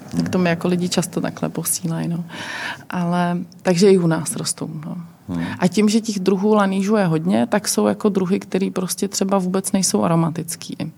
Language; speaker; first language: Czech; native; Czech